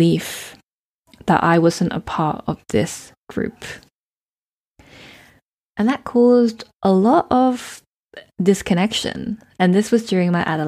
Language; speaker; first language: English; native; English